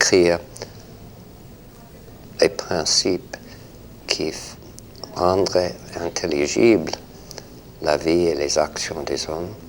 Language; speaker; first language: French; non-native, fluent; English